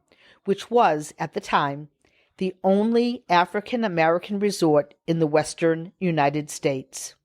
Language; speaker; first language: English; native; English